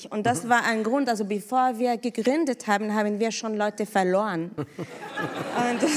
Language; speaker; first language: German; non-native, fluent; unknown